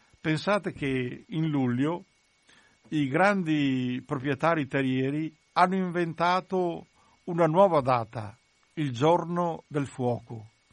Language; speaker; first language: Italian; native; Italian